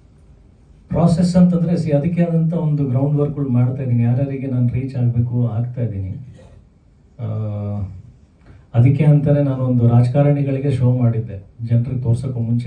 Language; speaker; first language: Kannada; native; Kannada